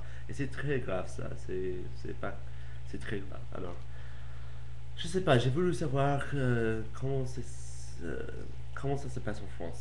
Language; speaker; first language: French; non-native, learner; English